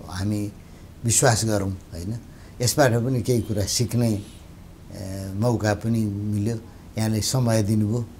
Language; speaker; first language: Nepali; native; Nepali